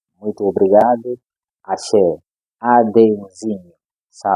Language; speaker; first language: Portuguese; non-native, learner; Swahili